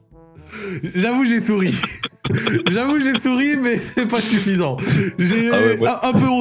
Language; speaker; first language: French; native; French